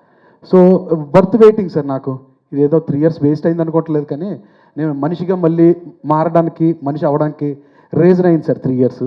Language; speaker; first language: Telugu; native; Telugu